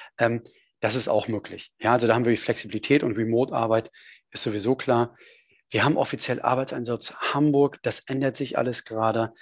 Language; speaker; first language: German; native; German